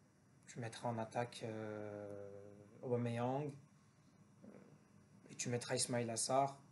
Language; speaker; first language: French; native; French